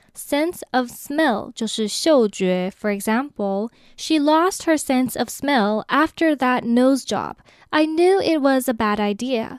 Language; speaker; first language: English; non-native, fluent; Chinese